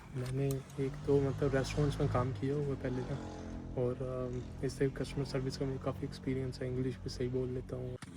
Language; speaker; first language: Urdu; non-native, local second language; Punjabi